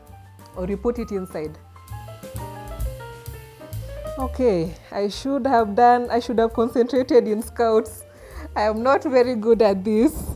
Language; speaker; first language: English; non-native, local second language; Swahili